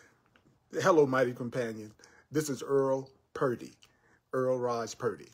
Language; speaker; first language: English; native; English